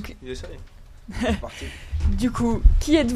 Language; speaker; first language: French; native; French